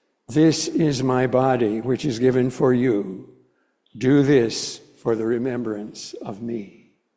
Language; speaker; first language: English; native; English